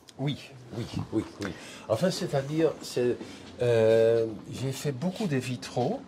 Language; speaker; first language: French; non-native, fluent; Dutch